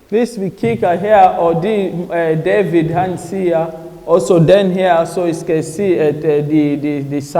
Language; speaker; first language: Danish; non-native, learner; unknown